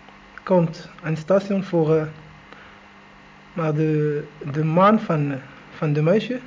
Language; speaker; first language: Dutch; non-native, learner; Arabic